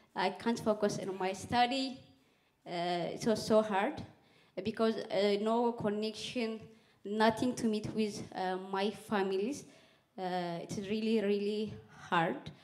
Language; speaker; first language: English; non-native, fluent; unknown